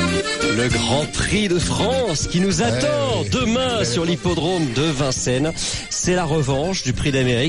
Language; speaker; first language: French; native; French